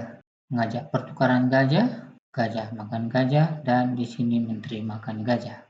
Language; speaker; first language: Indonesian; native; Indonesian